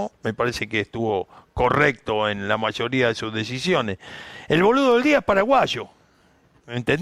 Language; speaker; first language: Spanish; native; Spanish